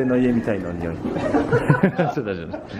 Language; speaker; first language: Japanese; non-native, fluent; French